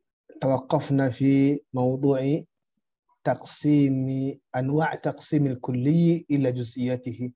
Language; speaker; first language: Arabic; non-native, fluent; Indonesian